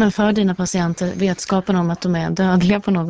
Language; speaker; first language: Swedish; native; Swedish